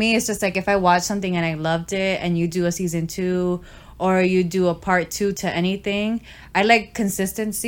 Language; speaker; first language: English; native; English